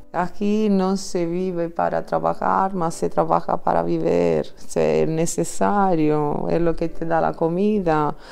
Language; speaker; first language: Spanish; non-native, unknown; Italian